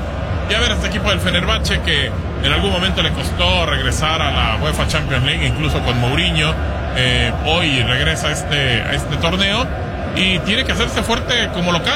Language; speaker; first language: Spanish; native; Spanish